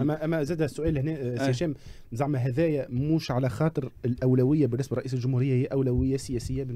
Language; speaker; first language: Arabic; native; Arabic